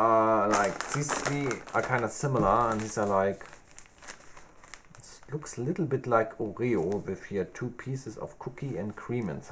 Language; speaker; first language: English; non-native, learner; German